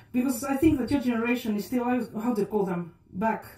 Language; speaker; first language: English; non-native, fluent; Estonian